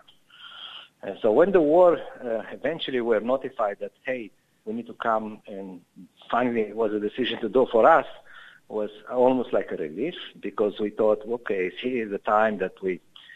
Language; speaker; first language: English; non-native, fluent; Romanian